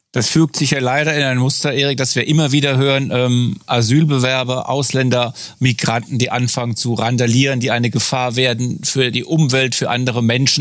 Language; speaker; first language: German; native; German